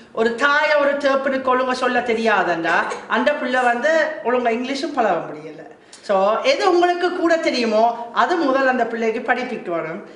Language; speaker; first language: Tamil; non-native, fluent; German